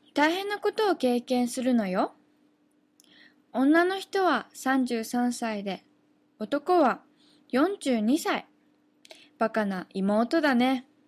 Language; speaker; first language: Japanese; native; Japanese